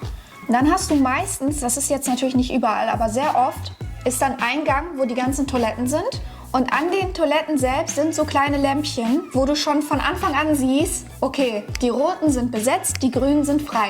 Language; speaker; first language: German; native; German